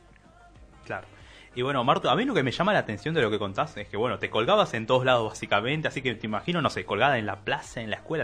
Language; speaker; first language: Spanish; native; Spanish